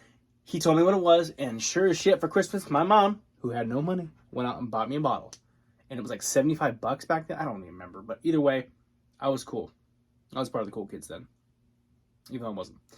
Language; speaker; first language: English; native; English